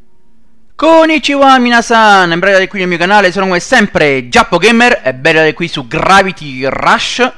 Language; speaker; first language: Italian; native; Italian